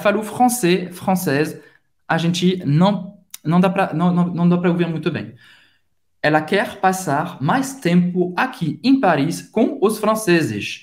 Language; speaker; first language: Portuguese; non-native, fluent; French